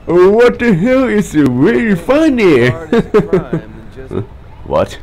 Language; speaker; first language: English; non-native, learner; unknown